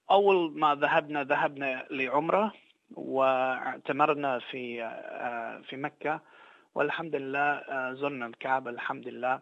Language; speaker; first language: Arabic; non-native, fluent; English